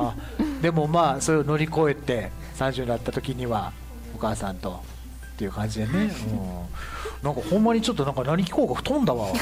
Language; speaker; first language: Japanese; native; Japanese